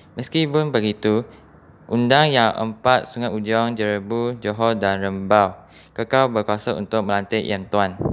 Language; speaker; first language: Malay; non-native, local second language; Chinese